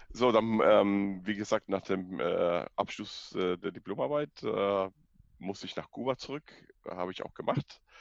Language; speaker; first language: German; non-native, fluent; Spanish